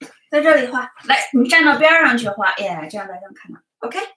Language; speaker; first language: Chinese; early bilingual, heritage; Chinese